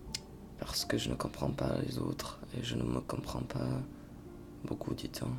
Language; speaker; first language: French; non-native, fluent; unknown